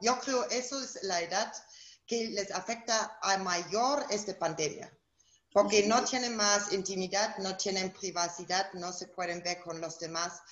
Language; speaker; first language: Spanish; non-native, fluent; German